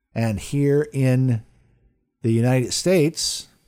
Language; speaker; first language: English; early bilingual, other home language; Italian